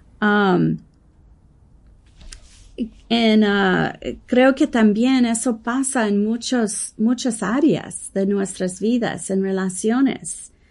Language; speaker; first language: Spanish; non-native, learner; English